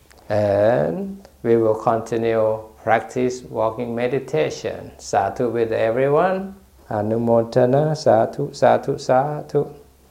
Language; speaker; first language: English; non-native, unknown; Thai